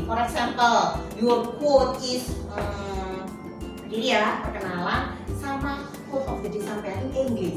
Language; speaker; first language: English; non-native, fluent; Javanese